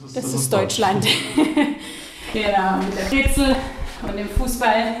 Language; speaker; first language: German; native; German